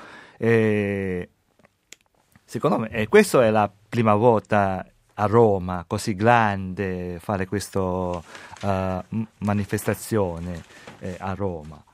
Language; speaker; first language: Italian; non-native, learner; Chinese